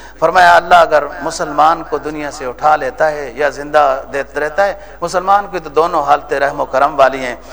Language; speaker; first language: Urdu; non-native, local second language; Punjabi